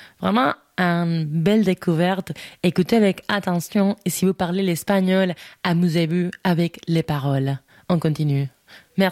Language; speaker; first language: French; non-native, fluent; Spanish